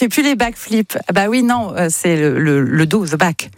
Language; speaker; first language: French; native; French